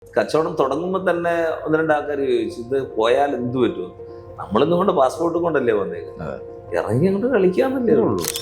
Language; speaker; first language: Malayalam; native; Malayalam